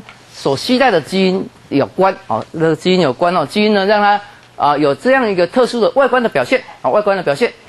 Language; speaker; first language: Chinese; native; Chinese